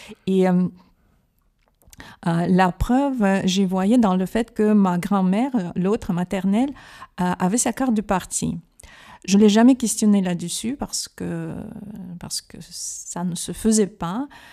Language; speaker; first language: French; non-native, fluent; Russian